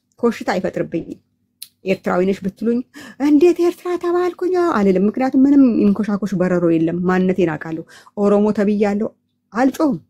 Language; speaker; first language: Amharic; native; Amharic